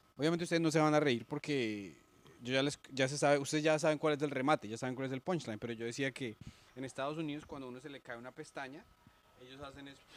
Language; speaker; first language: Spanish; native; Spanish